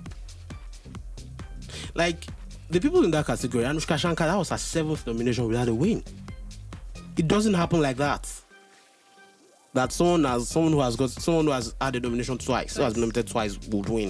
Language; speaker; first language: English; non-native, local second language; Yoruba